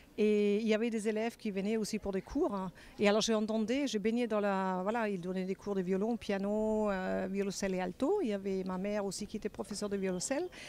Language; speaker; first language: French; non-native, fluent; German